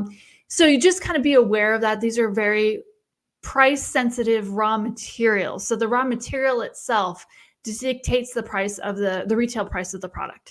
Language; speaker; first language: English; native; English